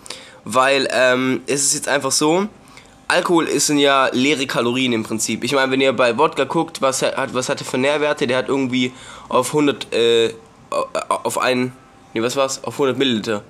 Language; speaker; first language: German; native; German